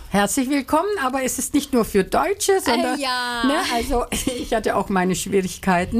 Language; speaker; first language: German; early bilingual, other home language; Turkish